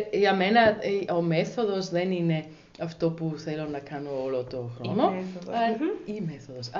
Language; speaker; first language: Greek; non-native, learner; German